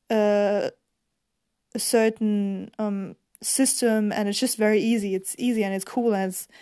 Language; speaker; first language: English; non-native, fluent; German